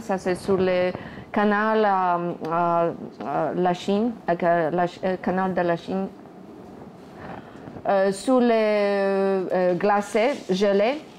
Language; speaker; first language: French; non-native, fluent; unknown